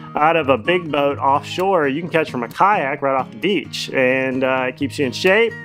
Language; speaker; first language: English; native; English